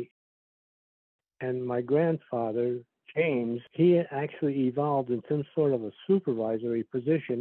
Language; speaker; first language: English; early bilingual, other home language; Slovak